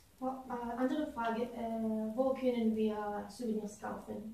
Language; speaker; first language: German; non-native, learner; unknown